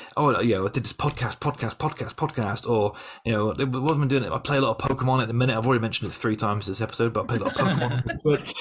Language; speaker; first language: English; native; English